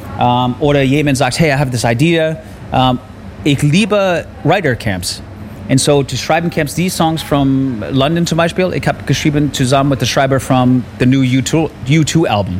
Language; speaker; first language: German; non-native, learner; English